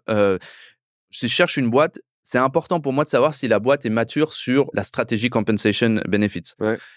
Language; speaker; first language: French; early bilingual, other home language; Persian